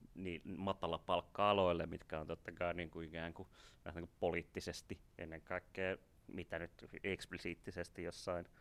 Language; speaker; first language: Finnish; non-native, fluent; German